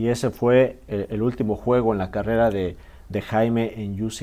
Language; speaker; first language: Spanish; native; Spanish